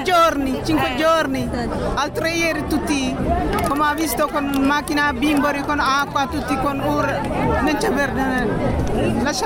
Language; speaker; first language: Italian; non-native, learner; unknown